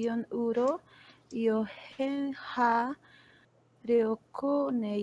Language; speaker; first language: Korean; non-native, learner; Spanish